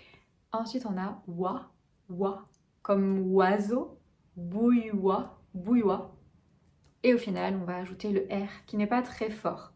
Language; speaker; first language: French; native; French